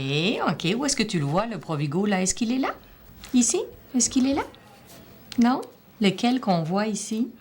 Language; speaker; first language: French; native; French